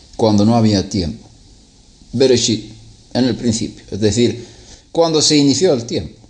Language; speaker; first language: Spanish; non-native, fluent; Swedish